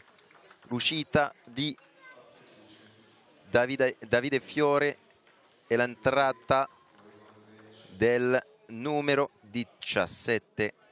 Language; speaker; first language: Italian; non-native, fluent; French